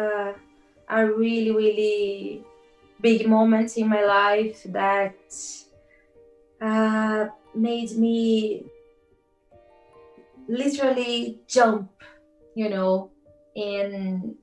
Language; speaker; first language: English; non-native, learner; Portuguese